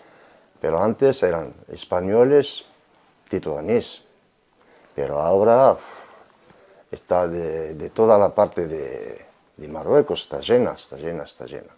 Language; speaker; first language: Spanish; non-native, learner; Arabic